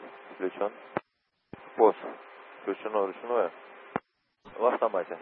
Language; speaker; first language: Russian; native; Russian